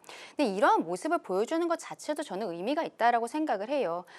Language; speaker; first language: Korean; native; Korean